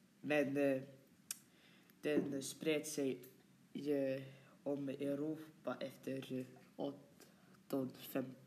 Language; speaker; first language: Swedish; early bilingual, other home language; Polish